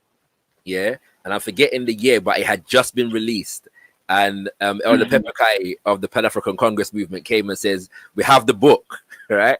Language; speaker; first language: English; native; English